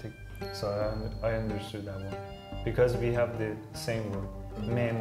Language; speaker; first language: English; non-native, fluent; Persian